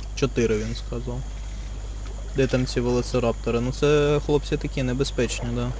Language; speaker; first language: Ukrainian; non-native, local second language; Russian